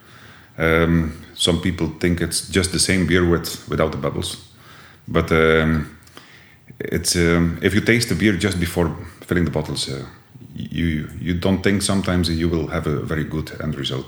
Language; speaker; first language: English; non-native, fluent; Dutch